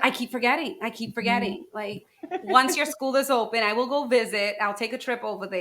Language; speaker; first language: English; native; English